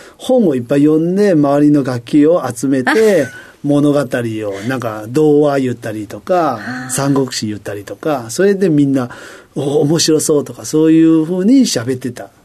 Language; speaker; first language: Japanese; non-native, fluent; Chinese